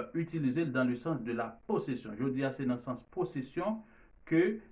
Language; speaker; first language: French; non-native, learner; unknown